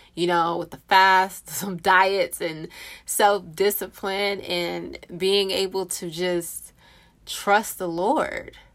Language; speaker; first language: English; native; English